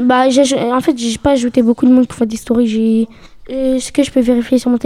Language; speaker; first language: French; native; French